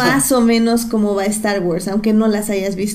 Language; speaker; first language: Spanish; native; Spanish